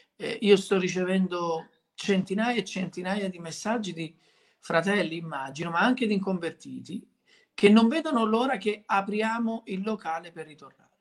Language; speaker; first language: Italian; native; Italian